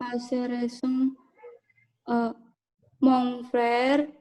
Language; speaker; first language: French; non-native, learner; Indonesian